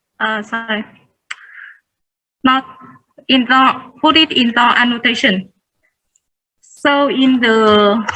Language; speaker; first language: English; non-native, learner; Vietnamese